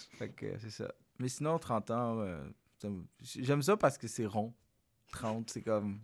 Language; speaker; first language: French; early bilingual, other home language; Arabic